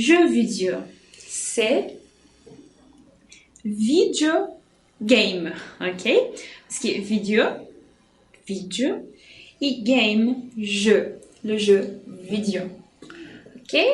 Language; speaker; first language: French; non-native, fluent; Portuguese